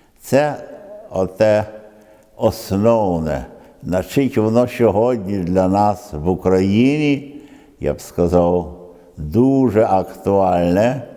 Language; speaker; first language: Ukrainian; early bilingual, other home language; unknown